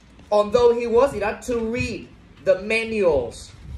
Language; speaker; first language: English; non-native, fluent; Vietnamese